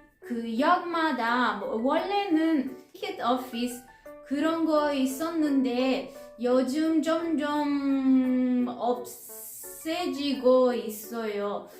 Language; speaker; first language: Korean; non-native, fluent; Italian